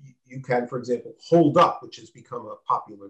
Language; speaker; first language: English; native; English